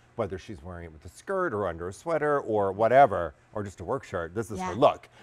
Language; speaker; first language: English; native; English